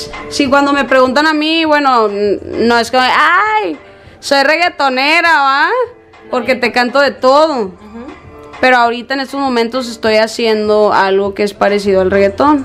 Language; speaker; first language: Spanish; native; Spanish